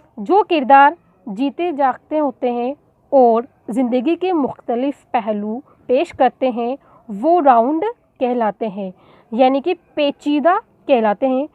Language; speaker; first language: Urdu; native; Urdu